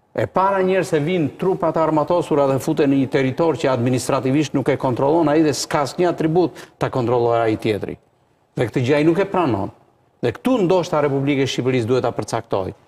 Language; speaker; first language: Albanian; native; Albanian